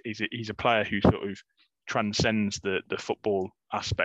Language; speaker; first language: English; native; English